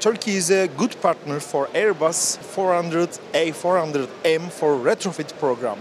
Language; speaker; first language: English; non-native, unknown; Turkish